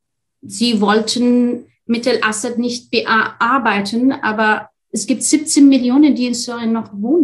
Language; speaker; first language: German; non-native, fluent; Arabic